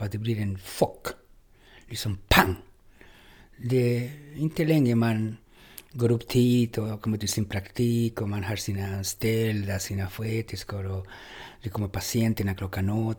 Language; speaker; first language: Swedish; non-native, fluent; Spanish